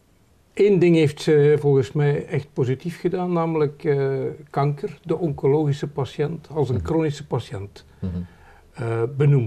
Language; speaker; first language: Dutch; native; Dutch